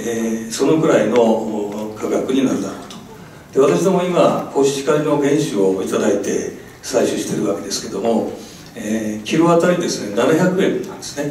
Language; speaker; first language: Japanese; native; Japanese